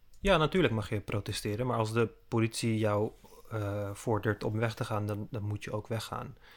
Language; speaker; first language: Dutch; early bilingual, other home language; Turkish